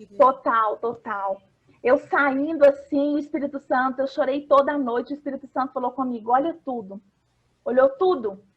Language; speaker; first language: Portuguese; native; Portuguese